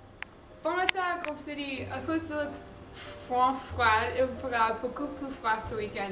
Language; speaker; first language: French; non-native, learner; English